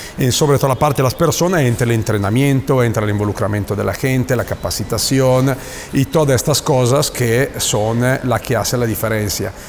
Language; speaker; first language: Spanish; non-native, fluent; Italian